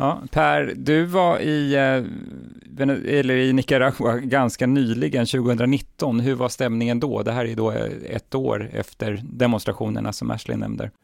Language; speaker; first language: Swedish; native; Swedish